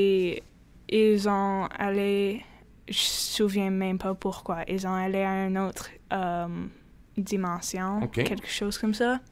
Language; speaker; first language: French; non-native, local second language; English